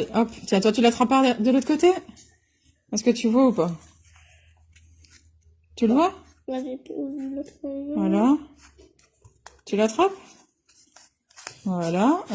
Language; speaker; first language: French; native; French